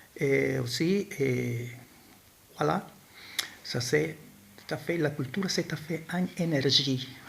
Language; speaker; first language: French; non-native, learner; Spanish